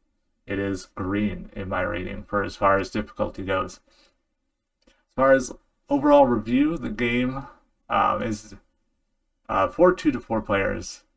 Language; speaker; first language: English; native; English